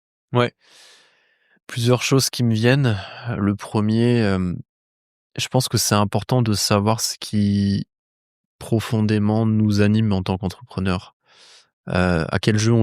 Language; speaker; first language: French; native; French